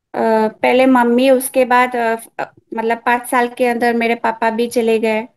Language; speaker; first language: Hindi; non-native, local second language; Assamese